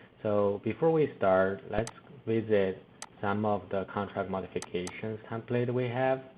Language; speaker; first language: English; non-native, fluent; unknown